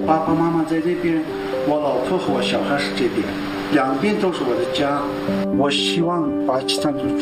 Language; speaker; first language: Chinese; non-native, fluent; Urdu